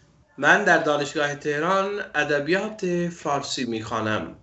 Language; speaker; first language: Persian; non-native, fluent; Urdu